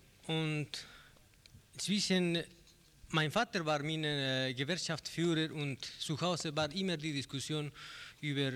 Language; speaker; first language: German; non-native, learner; Spanish